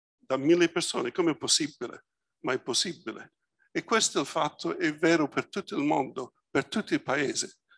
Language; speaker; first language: Italian; early bilingual, heritage; Italian